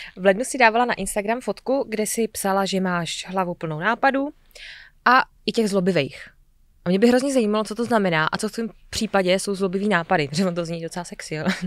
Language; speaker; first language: Czech; native; Czech